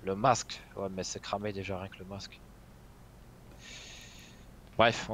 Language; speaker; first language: French; native; French